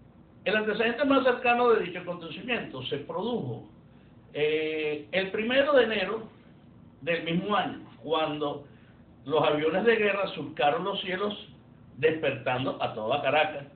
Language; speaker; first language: Spanish; native; Spanish